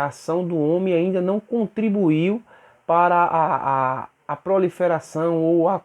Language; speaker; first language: Portuguese; native; Portuguese